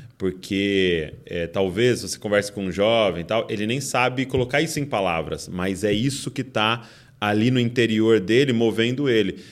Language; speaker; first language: Portuguese; native; Portuguese